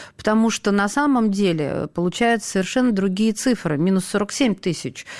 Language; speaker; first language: Russian; native; Russian